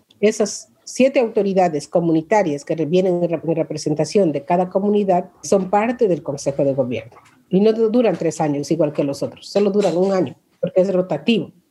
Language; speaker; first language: Spanish; non-native, local second language; Quechua